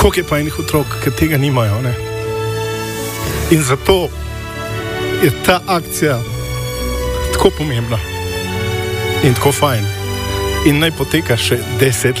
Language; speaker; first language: Slovenian; native; Slovenian